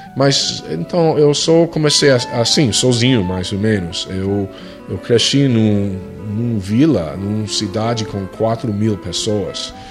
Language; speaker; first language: Portuguese; non-native, fluent; English